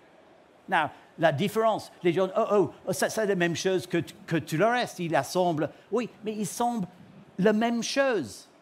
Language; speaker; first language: French; non-native, learner; English